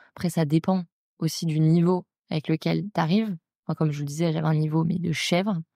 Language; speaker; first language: French; native; French